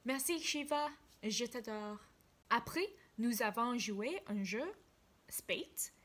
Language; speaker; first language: French; non-native, learner; English